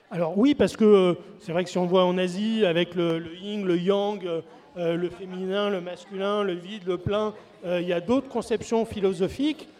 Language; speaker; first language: French; native; French